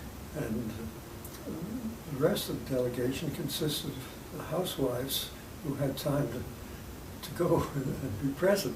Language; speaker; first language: English; native; English